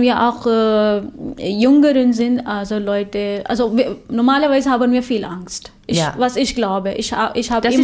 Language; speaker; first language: German; non-native, fluent; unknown